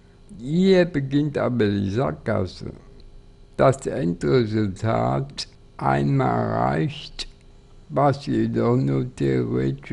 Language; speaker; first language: German; native; German